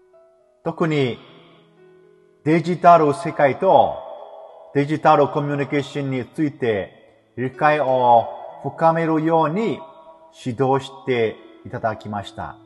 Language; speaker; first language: Japanese; non-native, fluent; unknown